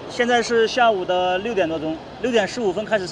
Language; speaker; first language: Chinese; native; Chinese